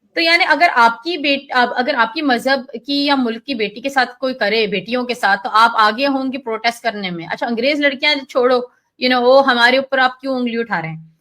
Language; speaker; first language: Hindi; early bilingual, heritage; Urdu